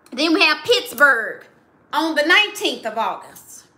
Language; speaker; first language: English; native; English